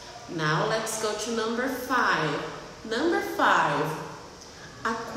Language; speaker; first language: English; non-native, fluent; Portuguese